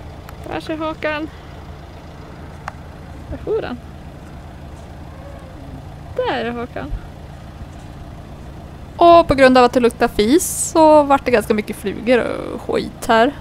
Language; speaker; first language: Swedish; native; Swedish